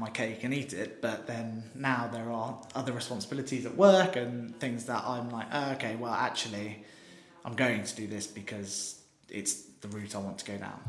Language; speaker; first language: English; native; English